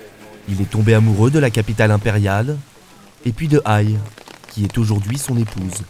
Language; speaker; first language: French; native; French